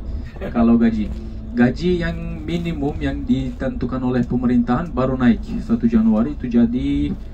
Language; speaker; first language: Indonesian; non-native, fluent; Turkish